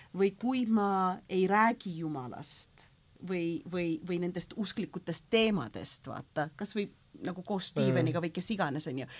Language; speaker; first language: Estonian; early bilingual, heritage; Estonian